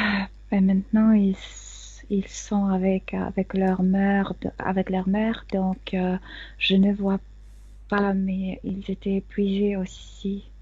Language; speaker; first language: French; non-native, fluent; Spanish